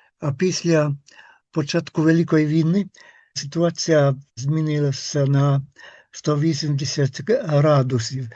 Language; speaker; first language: Ukrainian; non-native, fluent; Finnish